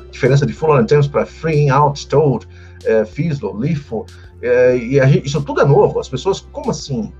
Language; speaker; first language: Portuguese; native; Portuguese